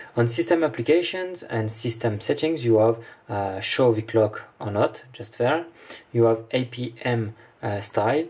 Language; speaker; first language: English; non-native, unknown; French